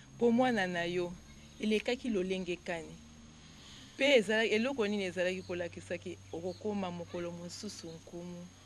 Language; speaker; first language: Lingala; native; Lingala